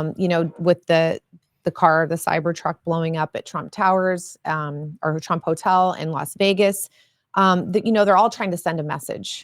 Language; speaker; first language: English; native; English